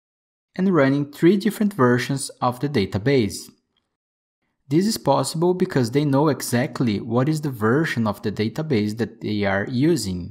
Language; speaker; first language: English; non-native, fluent; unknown